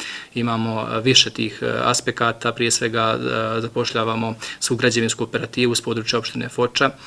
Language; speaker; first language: Bosnian; native; Bosnian